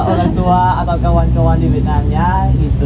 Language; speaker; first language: Indonesian; non-native, learner; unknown